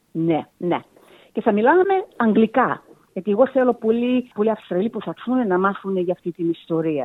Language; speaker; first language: Greek; early bilingual, heritage; Greek